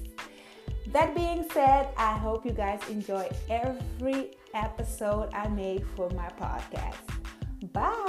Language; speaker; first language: English; non-native, fluent; Dutch